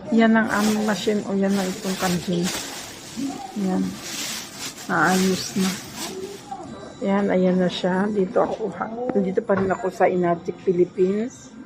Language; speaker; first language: Filipino; native; Filipino